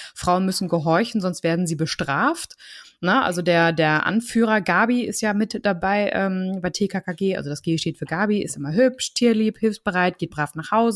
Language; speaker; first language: German; native; German